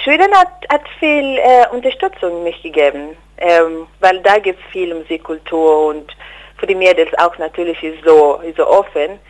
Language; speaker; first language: German; non-native, learner; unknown